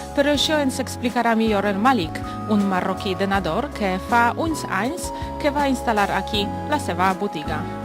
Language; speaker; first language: Catalan; non-native, fluent; Polish